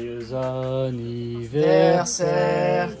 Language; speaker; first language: French; native; French